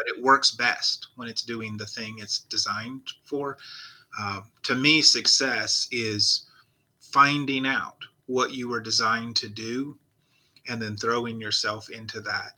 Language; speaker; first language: English; native; English